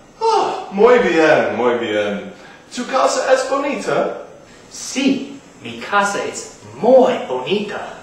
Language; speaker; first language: Spanish; non-native, learner; English